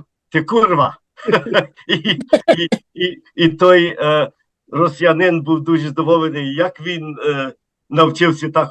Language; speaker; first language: Ukrainian; early bilingual, heritage; Ukrainian